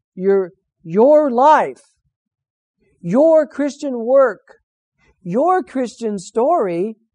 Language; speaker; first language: English; native; English